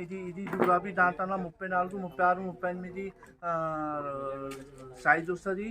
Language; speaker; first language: Telugu; non-native, local second language; Hindi